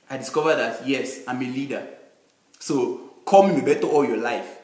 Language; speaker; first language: English; non-native, local second language; Yoruba